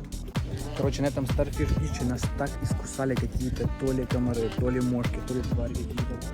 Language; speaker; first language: Russian; native; Russian